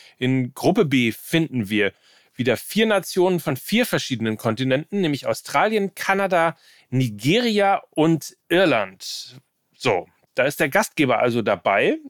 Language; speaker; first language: German; native; German